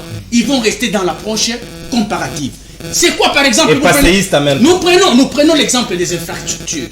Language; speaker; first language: French; non-native, local second language; Lingala